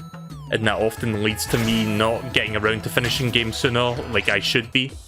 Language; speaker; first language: English; native; English